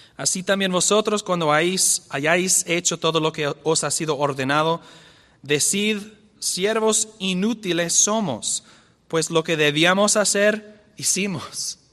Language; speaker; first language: Spanish; non-native, fluent; English